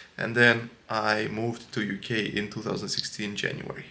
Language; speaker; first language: English; non-native, fluent; Romanian